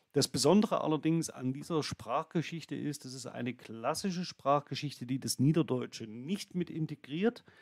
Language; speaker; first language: German; native; German